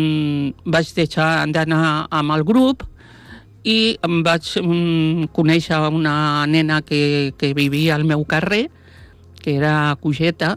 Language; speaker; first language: Catalan; non-native, local second language; Spanish